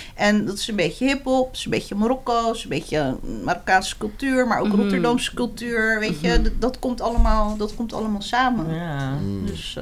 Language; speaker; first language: Dutch; early bilingual, other home language; Arabic